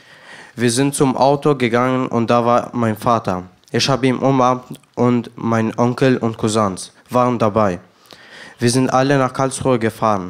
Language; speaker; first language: German; non-native, learner; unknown